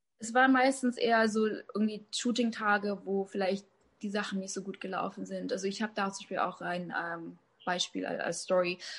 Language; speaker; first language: German; native; German